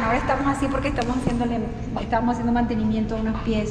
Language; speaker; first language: Spanish; native; Spanish